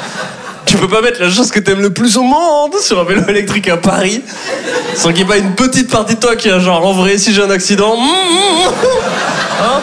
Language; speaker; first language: French; native; French